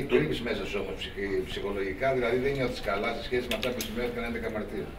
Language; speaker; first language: Greek; native; Greek